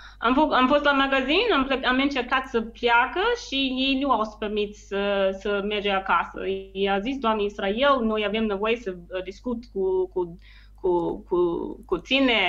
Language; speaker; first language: Romanian; non-native, learner; English